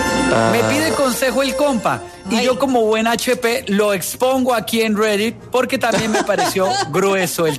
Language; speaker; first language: Spanish; native; Spanish